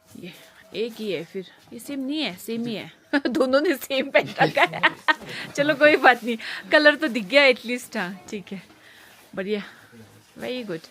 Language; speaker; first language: Hindi; non-native, local second language; Nepali